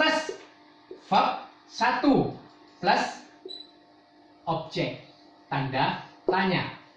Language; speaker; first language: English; non-native, fluent; Indonesian